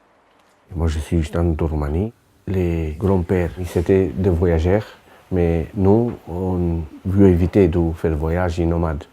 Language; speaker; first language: French; non-native, local second language; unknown